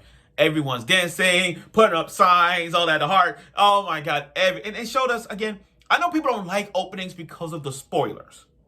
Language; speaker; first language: English; native; English